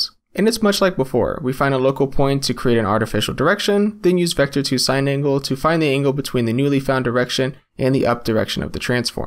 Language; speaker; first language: English; native; English